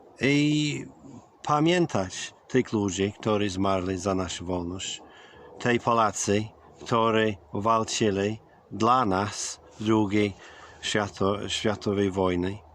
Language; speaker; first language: Polish; early bilingual, heritage; English